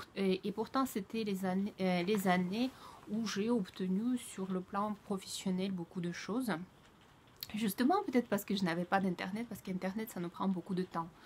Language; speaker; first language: French; non-native, fluent; Russian